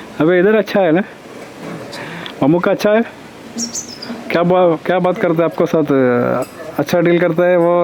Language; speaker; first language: Hindi; non-native, local second language; Malayalam